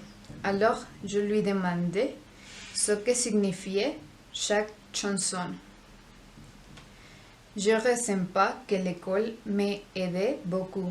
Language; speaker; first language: French; non-native, learner; Spanish